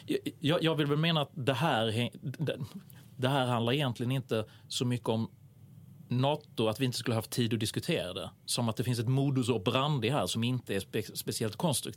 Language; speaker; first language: Swedish; native; Swedish